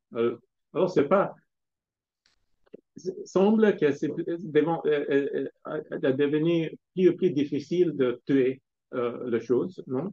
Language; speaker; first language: French; non-native, fluent; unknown